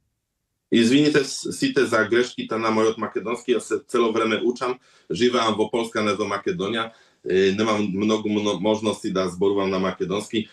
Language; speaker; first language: Macedonian; early bilingual, heritage; Macedonian